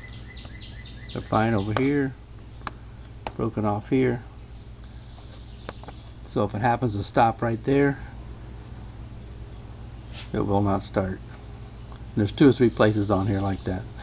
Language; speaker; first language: English; native; English